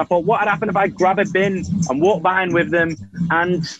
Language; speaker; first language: English; native; English